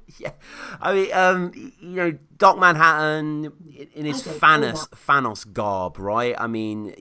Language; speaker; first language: English; native; English